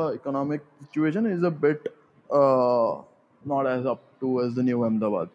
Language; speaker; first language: English; non-native, local second language; Gujarati